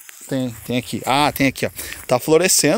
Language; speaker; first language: Portuguese; native; Portuguese